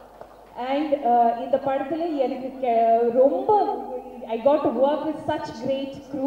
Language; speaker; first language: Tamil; non-native, learner; Malayalam